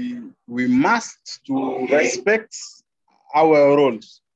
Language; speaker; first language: English; non-native, learner; French